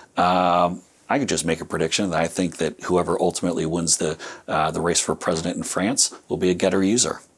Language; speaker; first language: English; native; English